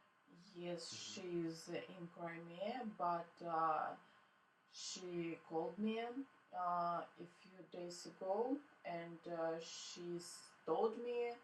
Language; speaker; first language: English; non-native, learner; Russian